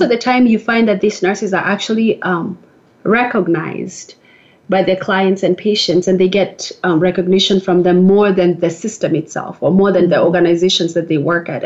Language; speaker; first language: English; non-native, local second language; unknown